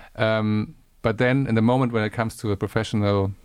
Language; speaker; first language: English; non-native, fluent; German